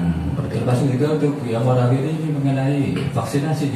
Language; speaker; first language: Indonesian; native; Indonesian